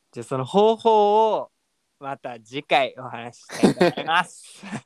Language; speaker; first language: Japanese; native; Japanese